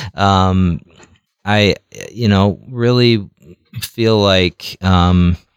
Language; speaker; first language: English; native; English